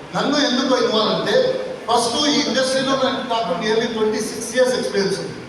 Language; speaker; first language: Telugu; non-native, local second language; Tulu